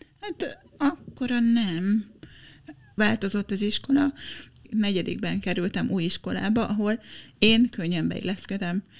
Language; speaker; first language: Hungarian; native; Hungarian